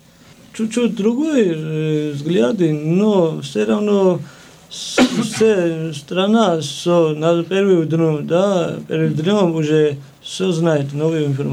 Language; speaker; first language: Russian; non-native, fluent; Georgian